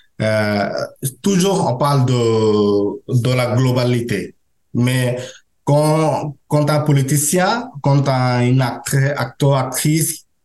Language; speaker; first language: French; non-native, learner; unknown